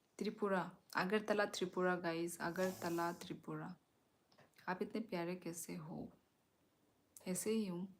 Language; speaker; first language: Hindi; non-native, local second language; Kok Borok